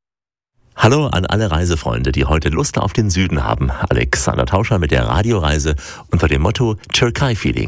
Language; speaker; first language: German; native; German